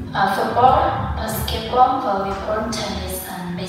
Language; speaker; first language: English; non-native, learner; Vietnamese